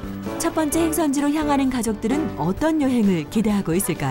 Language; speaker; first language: Korean; native; Korean